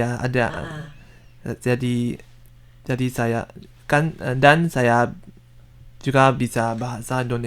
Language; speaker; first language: Indonesian; non-native, learner; Chinese